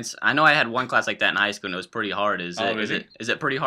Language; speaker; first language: English; native; English